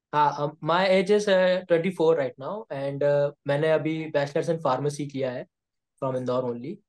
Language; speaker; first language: Hindi; native; Hindi